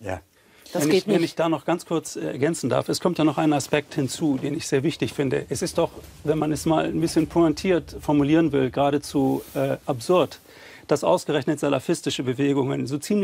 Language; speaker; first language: German; native; German